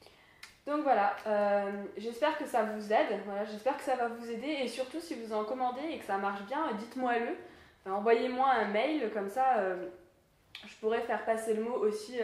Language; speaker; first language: French; native; French